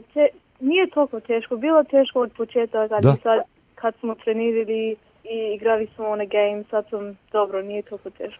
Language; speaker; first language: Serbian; early bilingual, heritage; Croatian